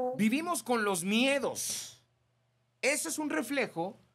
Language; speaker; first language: Spanish; native; Spanish